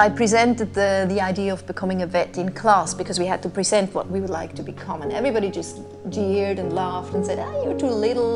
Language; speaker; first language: English; non-native, fluent; Swiss German